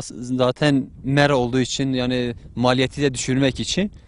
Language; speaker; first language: Turkish; native; Turkish